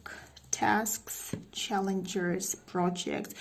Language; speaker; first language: English; non-native, fluent; Russian